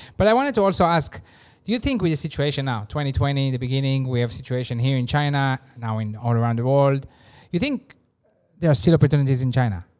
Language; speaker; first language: English; non-native, fluent; Hebrew